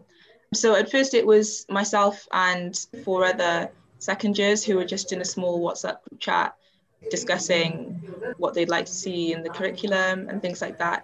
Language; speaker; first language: English; native; English